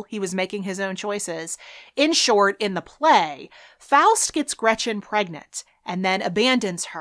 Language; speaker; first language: English; native; English